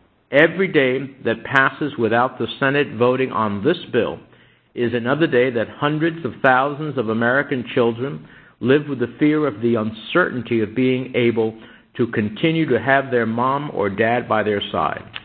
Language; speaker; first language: English; early bilingual, other home language; Spanish